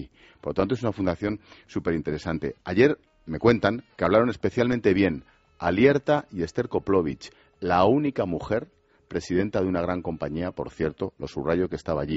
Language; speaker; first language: Spanish; native; Spanish